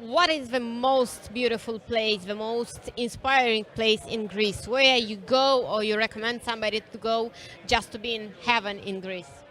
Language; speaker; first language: English; non-native, fluent; Romanian